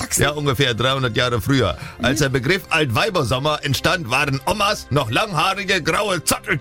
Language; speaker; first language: German; native; German